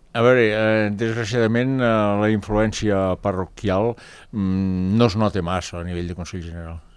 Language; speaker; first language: Catalan; native; Catalan